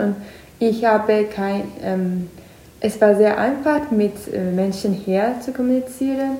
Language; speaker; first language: German; non-native, learner; Turkish